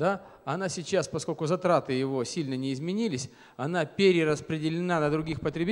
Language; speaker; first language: Russian; native; Russian